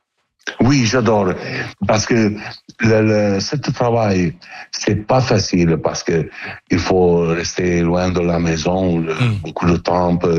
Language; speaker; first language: French; non-native, learner; Italian